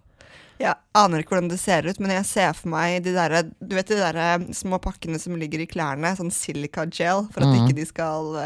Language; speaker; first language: Norwegian; native; Norwegian